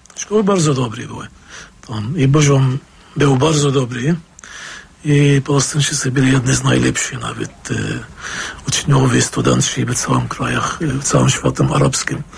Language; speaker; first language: Polish; non-native, fluent; Arabic